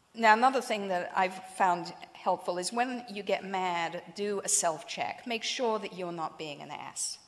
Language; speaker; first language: English; native; English